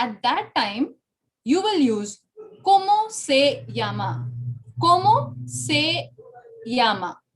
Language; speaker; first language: Spanish; non-native, fluent; Bangla